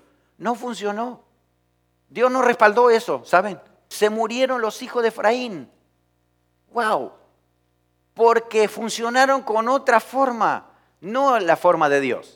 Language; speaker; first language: Spanish; native; Spanish